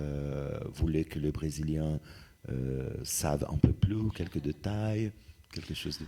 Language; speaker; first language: French; non-native, fluent; Portuguese